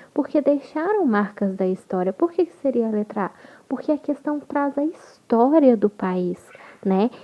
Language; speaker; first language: Portuguese; native; Portuguese